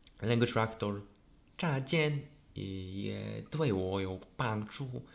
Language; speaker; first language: Chinese; non-native, learner; Polish